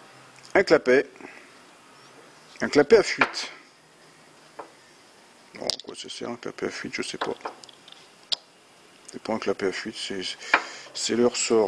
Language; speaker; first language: French; native; French